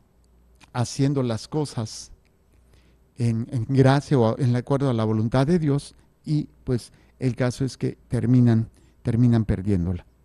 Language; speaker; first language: Spanish; native; Spanish